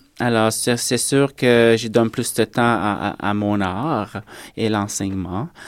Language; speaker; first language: French; native; French